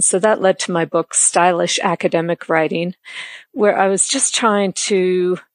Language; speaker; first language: English; native; English